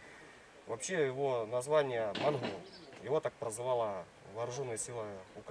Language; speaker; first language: Russian; native; Russian